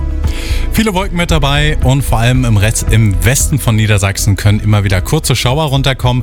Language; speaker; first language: German; native; German